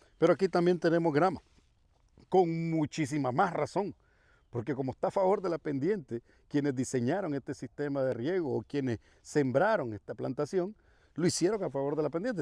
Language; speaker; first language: Spanish; native; Spanish